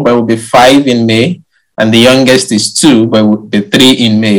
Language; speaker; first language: English; non-native, local second language; Yoruba